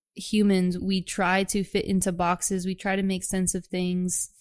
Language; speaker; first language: English; native; English